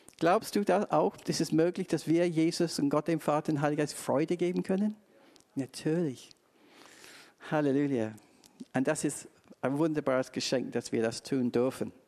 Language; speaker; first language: German; non-native, fluent; English